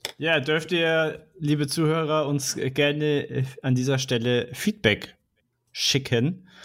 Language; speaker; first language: German; native; German